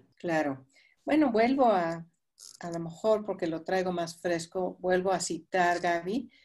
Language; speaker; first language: Spanish; non-native, fluent; English